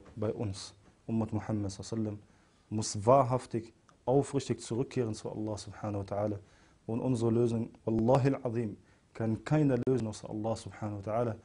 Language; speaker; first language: German; non-native, fluent; Arabic